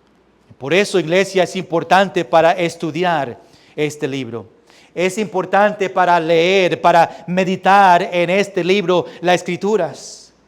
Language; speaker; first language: Spanish; early bilingual, heritage; Spanish